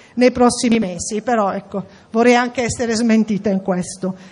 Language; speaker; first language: Italian; native; Italian